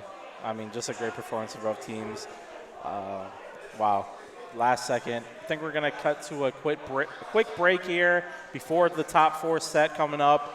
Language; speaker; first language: English; native; English